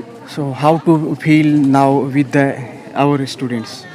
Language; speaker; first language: English; non-native, local second language; Hindi